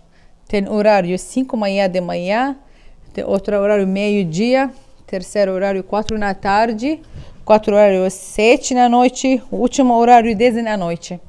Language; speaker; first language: Portuguese; non-native, learner; Arabic